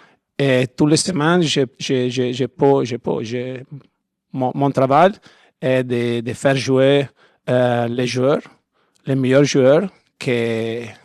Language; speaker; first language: French; non-native, learner; Italian